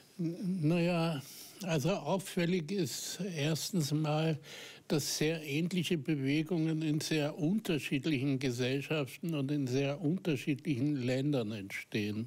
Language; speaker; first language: German; native; German